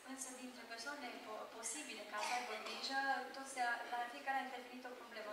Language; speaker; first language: Romanian; non-native, fluent; Japanese